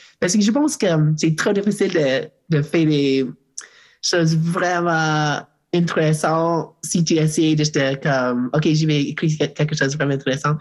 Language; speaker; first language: French; non-native, learner; English